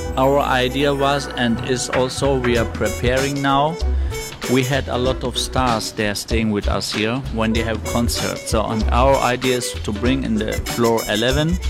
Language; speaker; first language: English; non-native, fluent; Turkish